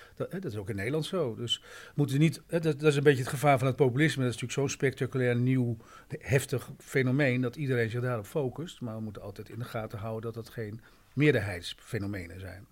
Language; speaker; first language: Dutch; native; Dutch